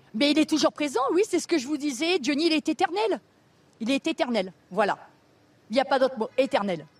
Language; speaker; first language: French; native; French